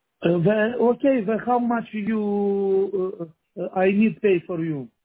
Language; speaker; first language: English; non-native, learner; Romanian